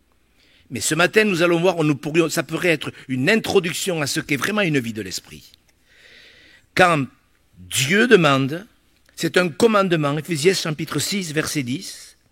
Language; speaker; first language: French; native; French